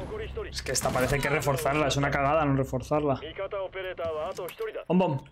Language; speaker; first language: Spanish; native; Spanish